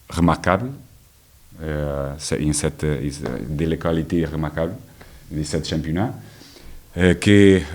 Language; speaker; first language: French; non-native, learner; Portuguese